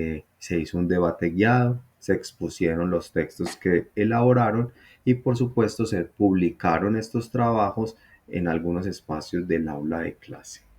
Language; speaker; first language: Spanish; native; Spanish